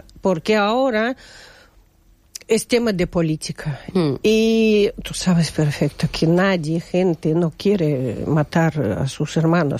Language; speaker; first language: Spanish; non-native, learner; Russian